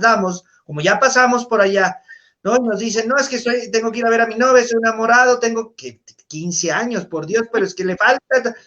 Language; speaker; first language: Spanish; native; Spanish